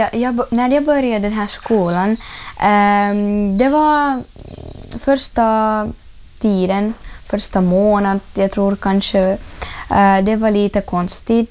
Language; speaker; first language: Swedish; non-native, fluent; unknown